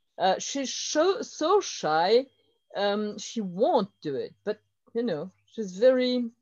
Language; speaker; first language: English; non-native, learner; French